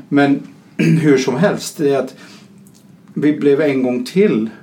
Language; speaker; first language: Swedish; non-native, fluent; Dutch